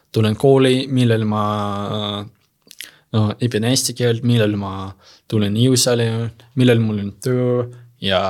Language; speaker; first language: Estonian; non-native, learner; Russian